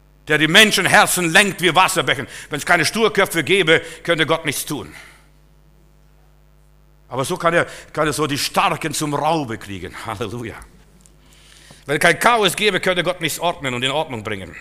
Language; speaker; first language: German; native; German